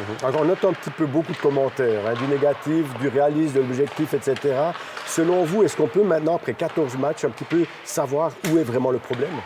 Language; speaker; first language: French; native; French